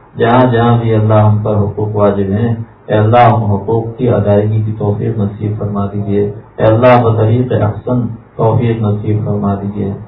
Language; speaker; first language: Urdu; native; Urdu